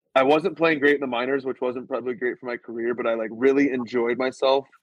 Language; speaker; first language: English; native; English